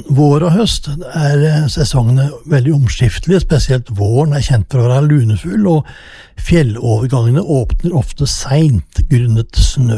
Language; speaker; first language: Norwegian; native; Norwegian